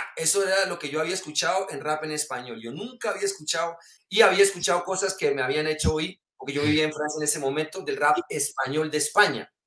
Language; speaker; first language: Spanish; early bilingual, heritage; French